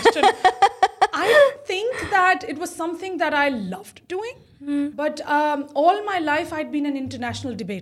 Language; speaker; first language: English; non-native, local second language; Urdu